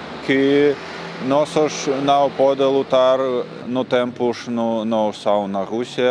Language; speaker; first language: Portuguese; non-native, learner; Russian